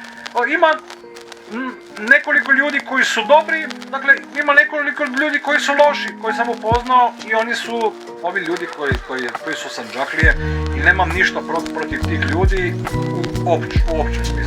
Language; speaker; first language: Croatian; native; Croatian